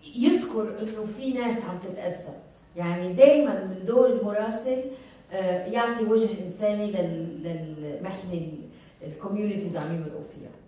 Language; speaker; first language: Arabic; early bilingual, heritage; Arabic